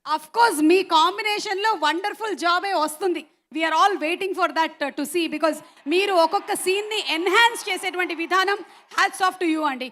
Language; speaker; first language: Telugu; native; Telugu